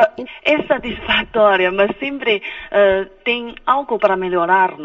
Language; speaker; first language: Portuguese; non-native, fluent; Chinese